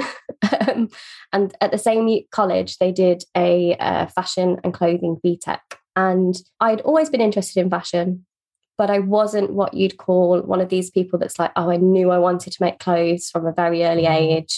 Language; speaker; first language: English; native; English